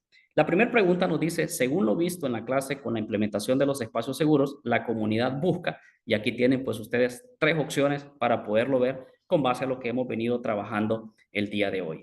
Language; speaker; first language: Spanish; native; Spanish